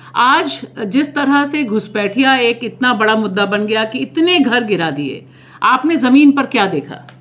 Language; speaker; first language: Hindi; native; Hindi